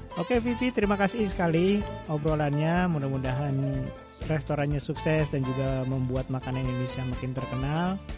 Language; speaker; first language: Indonesian; native; Indonesian